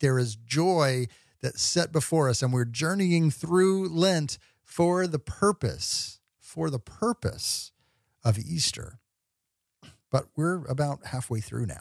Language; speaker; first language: English; native; English